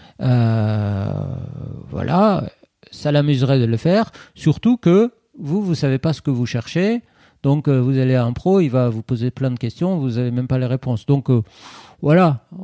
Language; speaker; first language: French; non-native, fluent; Persian